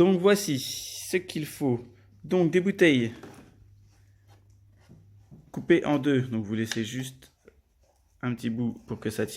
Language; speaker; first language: French; native; French